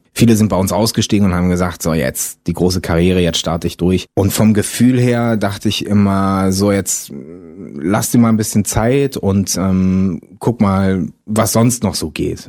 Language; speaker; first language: German; early bilingual, other home language; French